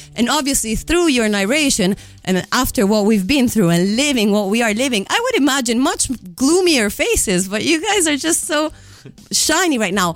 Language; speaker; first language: English; non-native, fluent; Italian